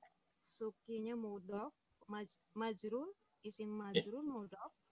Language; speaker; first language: Arabic; non-native, learner; Indonesian